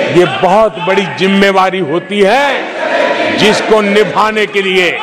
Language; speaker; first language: Hindi; non-native, local second language; Gujarati